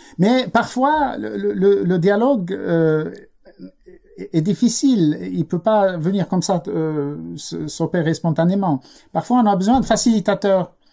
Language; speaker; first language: French; non-native, local second language; Arabic